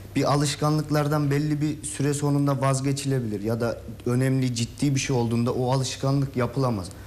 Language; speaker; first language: Turkish; native; Turkish